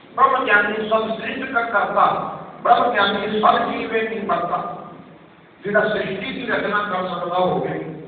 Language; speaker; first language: Hindi; non-native, local second language; Punjabi